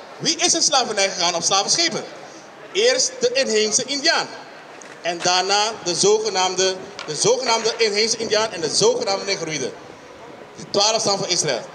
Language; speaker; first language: Dutch; non-native, local second language; Papiamento